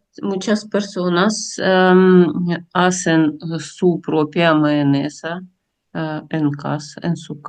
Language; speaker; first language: Spanish; non-native, learner; Russian